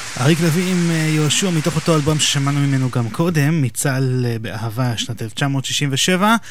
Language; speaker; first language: Hebrew; native; Hebrew